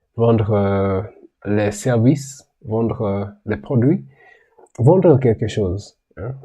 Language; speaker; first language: French; non-native, learner; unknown